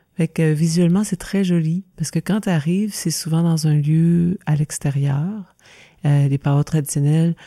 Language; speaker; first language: French; native; French